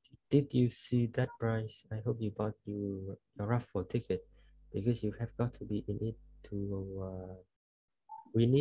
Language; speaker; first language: English; non-native, learner; Vietnamese